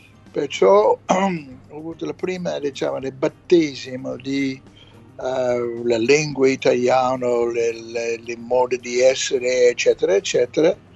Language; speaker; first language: Italian; non-native, fluent; English